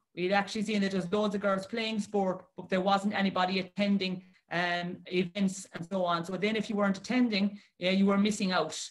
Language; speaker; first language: English; native; English